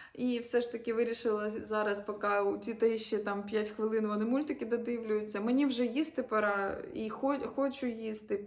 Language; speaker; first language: Ukrainian; native; Ukrainian